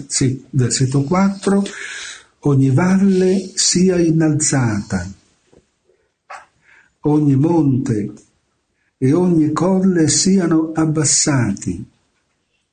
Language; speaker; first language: Italian; native; Italian